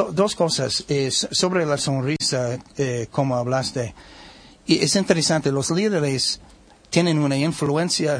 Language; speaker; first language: Spanish; non-native, learner; English